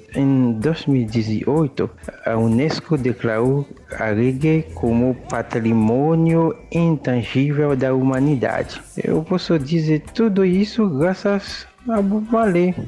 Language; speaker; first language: Portuguese; non-native, fluent; Haitian Creole